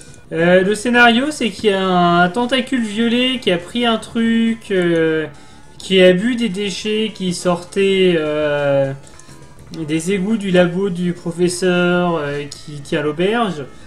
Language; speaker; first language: French; native; French